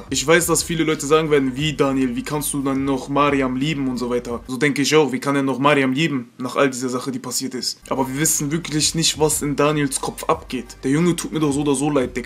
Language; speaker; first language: German; native; German